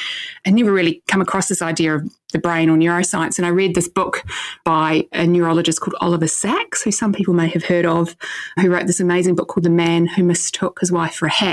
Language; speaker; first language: English; native; English